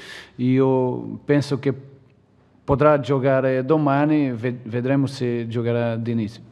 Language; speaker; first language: Italian; non-native, fluent; Portuguese